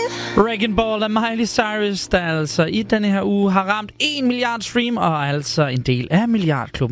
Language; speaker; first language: Danish; native; Danish